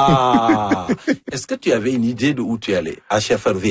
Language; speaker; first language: French; native; French